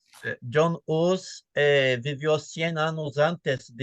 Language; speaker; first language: Spanish; non-native, fluent; Portuguese